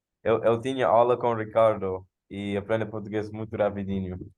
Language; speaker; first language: Portuguese; non-native, learner; English